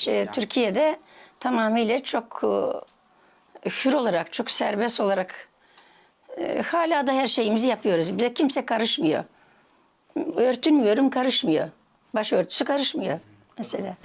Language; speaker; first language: Turkish; early bilingual, heritage; Turkish